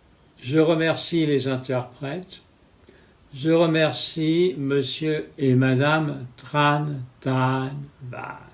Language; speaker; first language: French; non-native, fluent; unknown